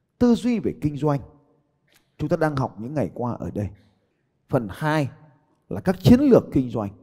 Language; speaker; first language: Vietnamese; native; Vietnamese